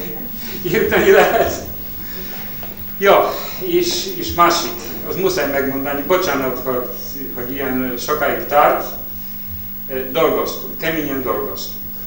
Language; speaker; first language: Hungarian; non-native, learner; Polish